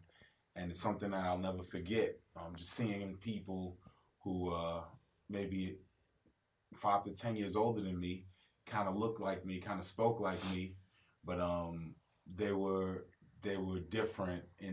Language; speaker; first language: English; native; English